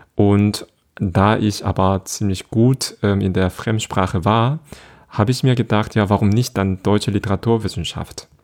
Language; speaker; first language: German; non-native, fluent; Korean